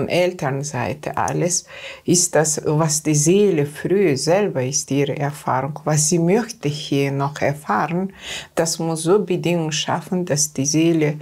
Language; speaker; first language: German; non-native, learner; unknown